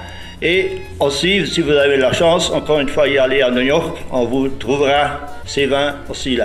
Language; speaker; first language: French; non-native, local second language; Luxembourgish